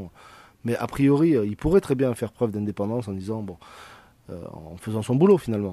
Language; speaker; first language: French; native; French